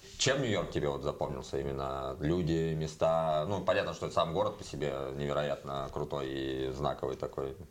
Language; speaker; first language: Russian; native; Russian